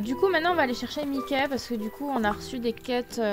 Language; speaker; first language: French; native; French